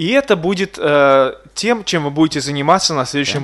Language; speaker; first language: Russian; native; Russian